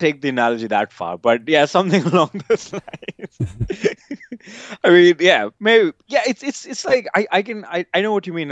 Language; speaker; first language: English; non-native, local second language; Hindi